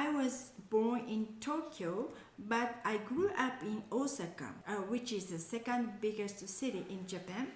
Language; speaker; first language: English; non-native, learner; Japanese